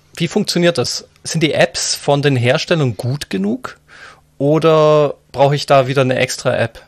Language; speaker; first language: German; native; German